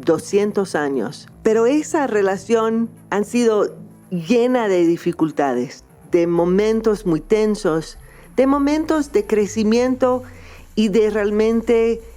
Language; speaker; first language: Spanish; non-native, fluent; English